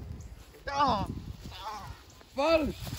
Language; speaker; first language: German; non-native, learner; English